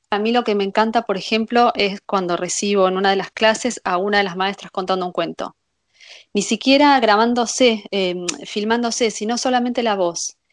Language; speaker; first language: Spanish; native; Spanish